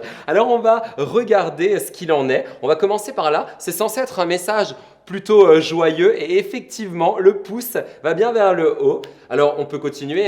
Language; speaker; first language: French; native; French